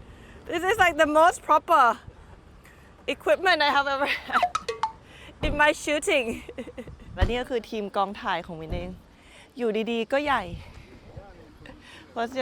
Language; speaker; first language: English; non-native, fluent; Thai